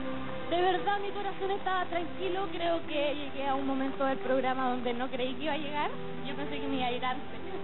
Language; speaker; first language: Spanish; native; Spanish